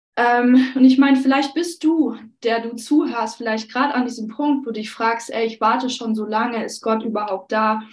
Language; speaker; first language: German; native; German